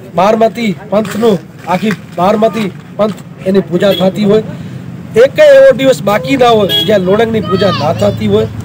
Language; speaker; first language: Gujarati; non-native, local second language; Kachhi